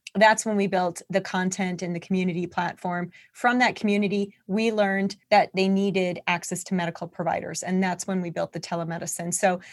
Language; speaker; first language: English; native; English